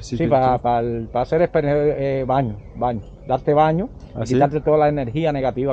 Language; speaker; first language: Spanish; native; Spanish